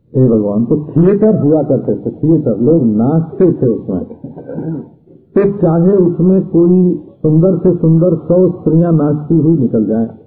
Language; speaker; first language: Hindi; native; Hindi